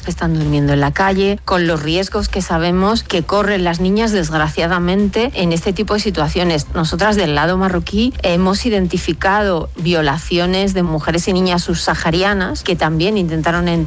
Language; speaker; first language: Spanish; native; Spanish